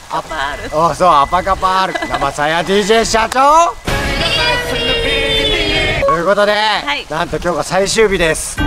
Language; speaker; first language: Japanese; native; Japanese